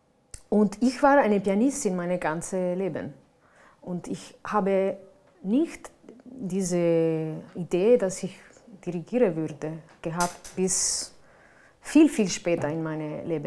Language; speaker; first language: German; non-native, fluent; Italian